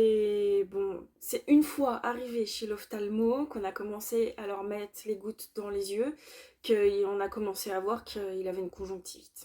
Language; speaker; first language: French; native; French